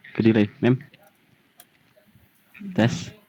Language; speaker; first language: English; non-native, learner; Indonesian